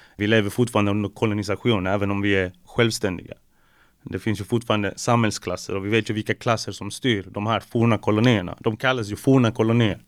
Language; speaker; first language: Swedish; early bilingual, other home language; Spanish